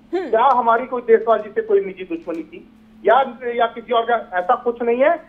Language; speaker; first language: Hindi; native; Hindi